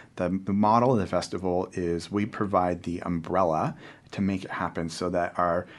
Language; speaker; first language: English; native; English